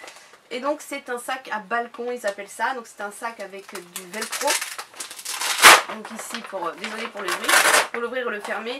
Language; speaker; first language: French; native; French